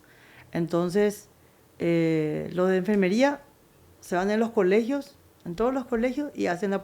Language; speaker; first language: Spanish; native; Spanish